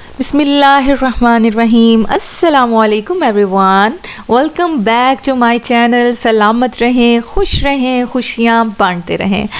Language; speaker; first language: Urdu; non-native, local second language; Punjabi